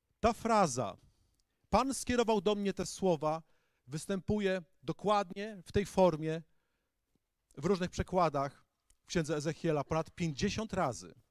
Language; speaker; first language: Polish; native; Polish